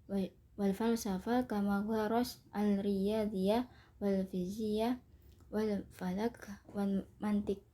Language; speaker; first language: Arabic; non-native, learner; Indonesian